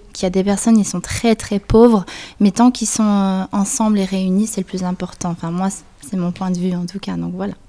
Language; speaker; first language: French; early bilingual, other home language; Spanish